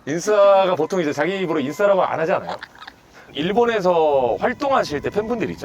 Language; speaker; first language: Korean; native; Korean